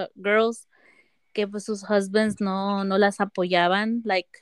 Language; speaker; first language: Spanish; early bilingual, heritage; Spanish